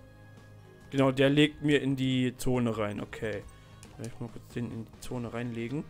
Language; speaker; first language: German; native; German